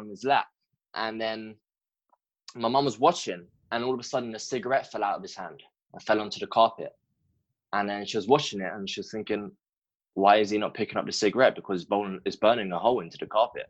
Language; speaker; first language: English; native; English